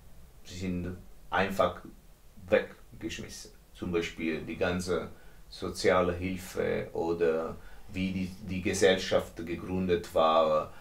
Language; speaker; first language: German; non-native, learner; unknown